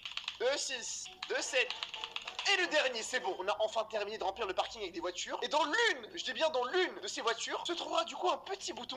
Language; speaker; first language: French; native; French